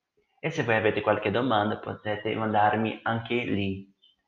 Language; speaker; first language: Italian; non-native, fluent; Portuguese